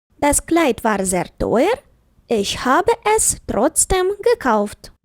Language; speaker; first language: German; non-native, fluent; Ukrainian